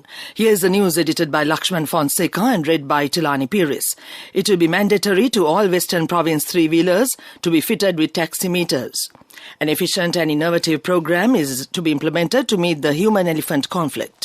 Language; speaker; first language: English; non-native, local second language; Sinhala